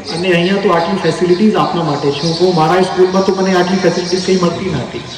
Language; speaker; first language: Gujarati; non-native, local second language; Hindi